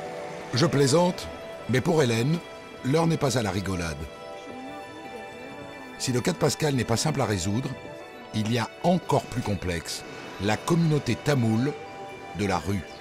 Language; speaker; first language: French; native; French